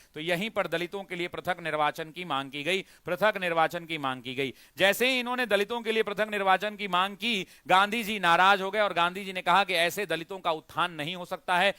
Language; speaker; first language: Hindi; native; Hindi